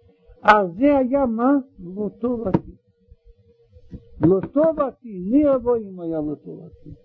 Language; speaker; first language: Hebrew; non-native, learner; Russian